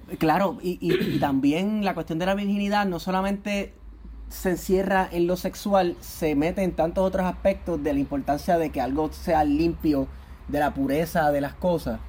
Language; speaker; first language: Spanish; native; Spanish